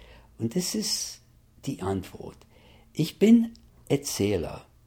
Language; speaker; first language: German; non-native, fluent; English